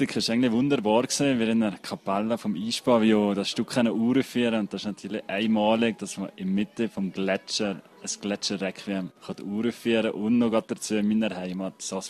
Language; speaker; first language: German; native; German